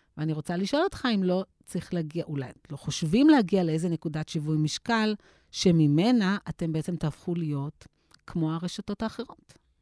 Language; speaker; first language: Hebrew; native; Hebrew